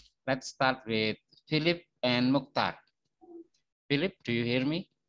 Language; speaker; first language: English; non-native, fluent; Indonesian